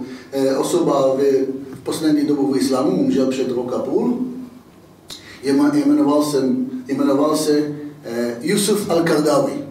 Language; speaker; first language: Czech; non-native, fluent; Hebrew